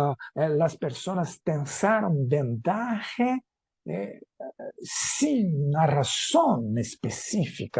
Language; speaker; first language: Spanish; non-native, fluent; Portuguese